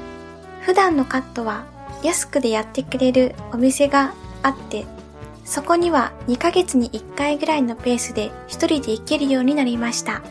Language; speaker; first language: Japanese; native; Japanese